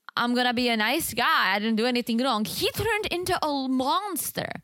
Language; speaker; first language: English; non-native, fluent; Czech